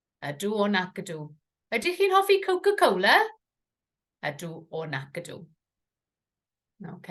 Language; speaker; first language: Welsh; non-native, fluent; English